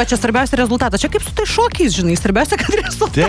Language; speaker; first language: Lithuanian; native; Lithuanian